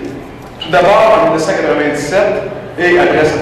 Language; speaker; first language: French; native; French